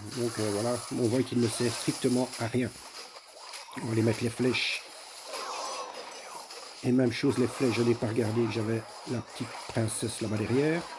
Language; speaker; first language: French; native; French